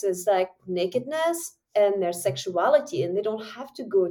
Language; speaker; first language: English; non-native, fluent; French